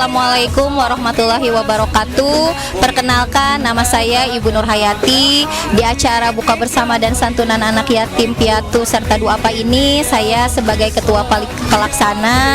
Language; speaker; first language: Indonesian; native; Indonesian